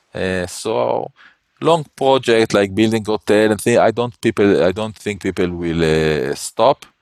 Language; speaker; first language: English; non-native, learner; Hebrew